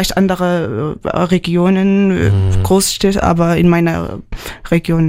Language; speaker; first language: German; non-native, learner; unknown